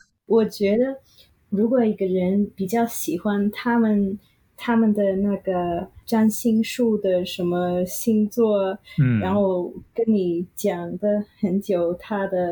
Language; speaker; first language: Chinese; non-native, fluent; Vietnamese